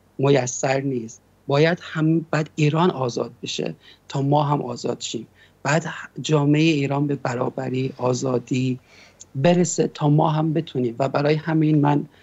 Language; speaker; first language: Persian; native; Persian